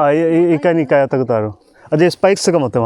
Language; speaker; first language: Japanese; non-native, learner; Hindi